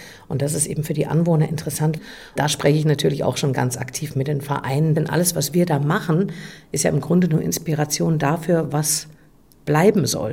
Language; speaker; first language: German; native; German